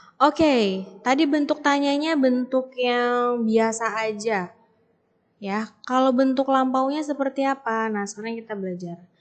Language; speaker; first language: Indonesian; native; Indonesian